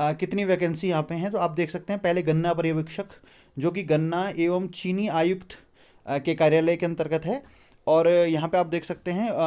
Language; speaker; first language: Hindi; native; Hindi